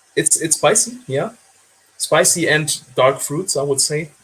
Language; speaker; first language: English; non-native, fluent; German